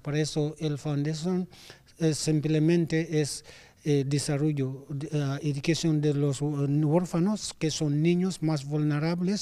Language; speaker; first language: Spanish; non-native, learner; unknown